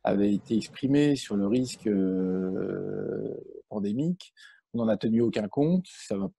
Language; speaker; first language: French; native; French